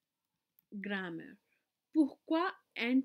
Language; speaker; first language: French; non-native, fluent; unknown